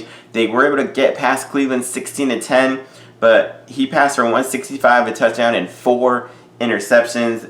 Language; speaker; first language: English; native; English